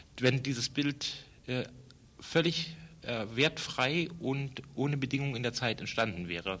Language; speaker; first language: German; native; German